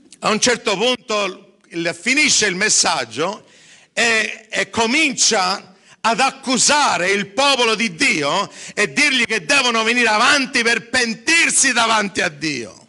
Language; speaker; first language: Italian; early bilingual, heritage; English